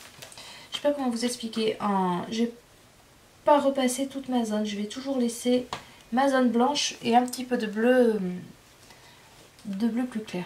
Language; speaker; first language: French; native; French